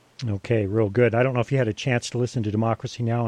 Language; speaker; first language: English; native; English